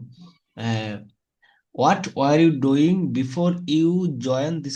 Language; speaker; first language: English; non-native, fluent; Bangla